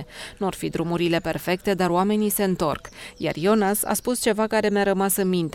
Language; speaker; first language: Romanian; native; Romanian